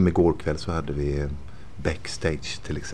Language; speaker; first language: Swedish; native; Swedish